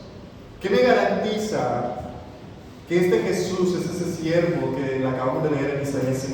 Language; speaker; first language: Spanish; native; Spanish